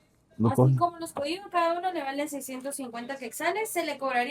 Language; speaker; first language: Spanish; native; Spanish